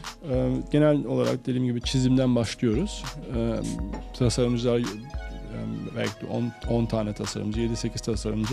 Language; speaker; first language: Turkish; native; Turkish